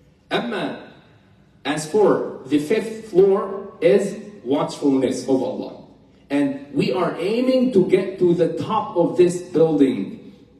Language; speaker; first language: English; non-native, fluent; Arabic